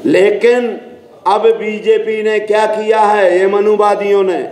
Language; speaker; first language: Hindi; native; Hindi